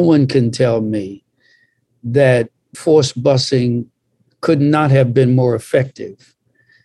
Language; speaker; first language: English; native; English